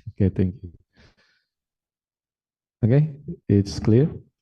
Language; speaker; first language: English; non-native, fluent; Indonesian